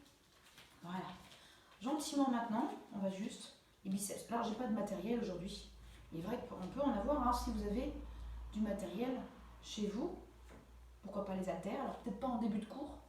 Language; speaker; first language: French; native; French